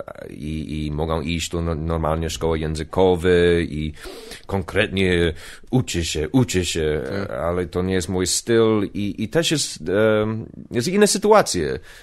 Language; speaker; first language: Polish; non-native, learner; English